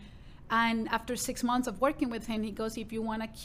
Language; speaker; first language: English; non-native, fluent; Spanish